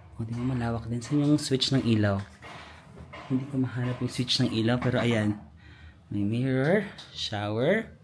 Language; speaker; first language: Filipino; native; Filipino